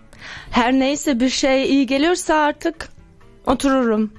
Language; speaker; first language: Turkish; early bilingual, other home language; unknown